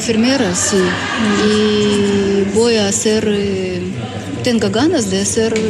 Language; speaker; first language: Spanish; non-native, learner; Ukrainian